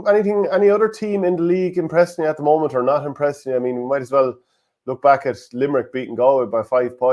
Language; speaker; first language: English; native; English